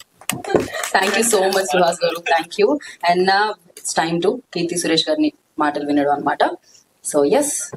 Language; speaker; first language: Telugu; native; Telugu